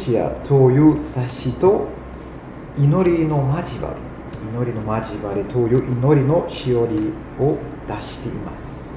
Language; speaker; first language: Japanese; non-native, fluent; German